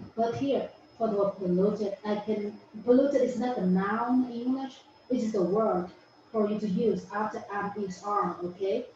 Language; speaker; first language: English; non-native, fluent; Vietnamese